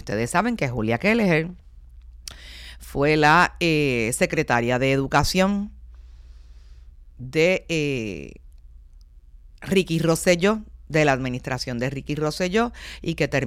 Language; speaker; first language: Spanish; native; Spanish